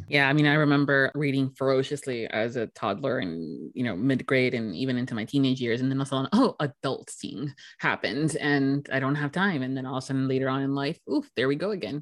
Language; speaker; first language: English; native; English